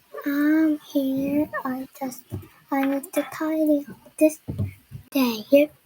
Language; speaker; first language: English; non-native, learner; Korean